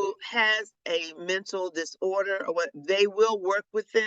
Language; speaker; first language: English; native; English